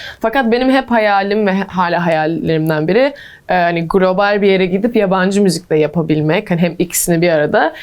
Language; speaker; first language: Turkish; early bilingual, heritage; English